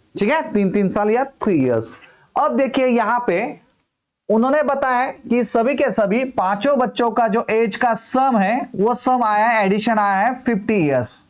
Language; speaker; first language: Hindi; non-native, local second language; Marathi